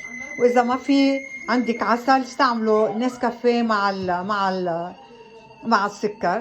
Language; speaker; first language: Arabic; native; Arabic